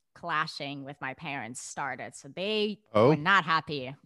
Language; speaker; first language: English; non-native, fluent; Russian